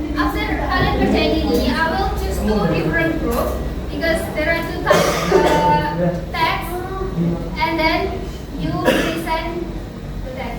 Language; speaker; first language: English; non-native, learner; Indonesian